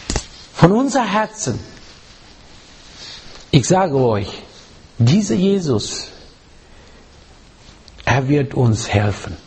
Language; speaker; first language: German; non-native, learner; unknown